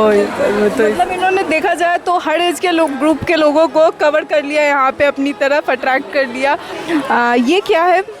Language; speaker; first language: Hindi; native; Hindi